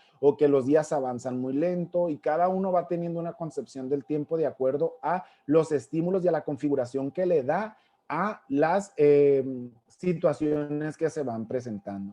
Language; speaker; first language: Spanish; native; Spanish